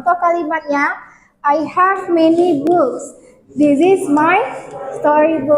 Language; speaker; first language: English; non-native, fluent; Indonesian